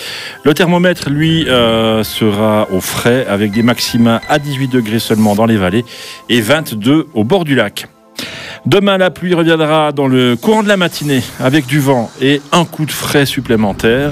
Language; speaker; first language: French; native; French